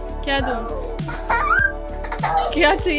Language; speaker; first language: Hindi; native; Hindi